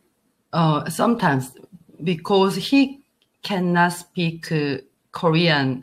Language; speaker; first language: English; non-native, learner; Korean